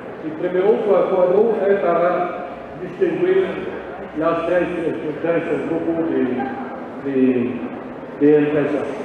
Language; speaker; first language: Spanish; non-native, learner; French